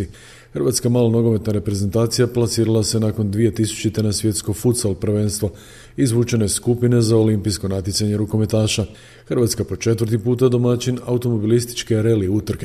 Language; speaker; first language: Croatian; native; Croatian